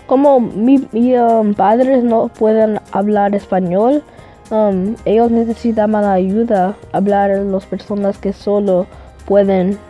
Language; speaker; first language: Spanish; non-native, learner; English